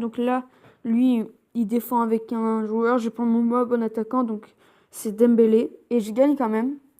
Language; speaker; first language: French; native; French